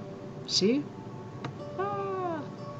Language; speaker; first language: Spanish; non-native, fluent; English